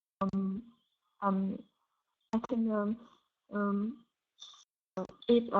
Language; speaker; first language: English; non-native, learner; Vietnamese